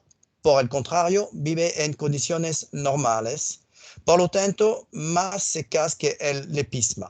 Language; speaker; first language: Spanish; non-native, fluent; French